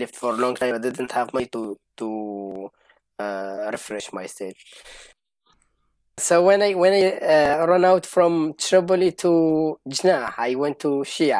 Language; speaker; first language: English; non-native, learner; Arabic